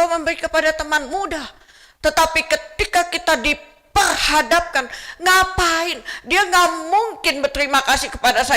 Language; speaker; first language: Indonesian; native; Indonesian